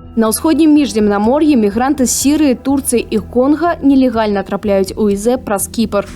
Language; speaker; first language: Belarusian; native; Belarusian